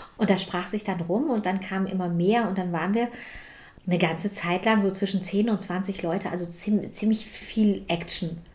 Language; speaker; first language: German; native; German